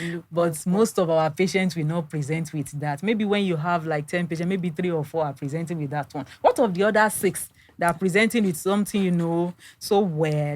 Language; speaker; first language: English; non-native, local second language; Yoruba